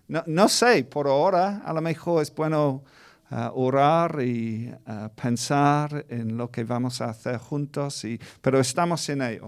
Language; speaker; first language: Spanish; non-native, fluent; English